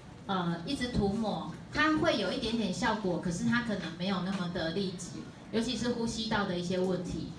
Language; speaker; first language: Chinese; native; Chinese